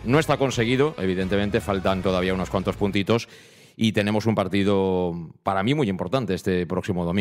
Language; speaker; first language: Spanish; native; Spanish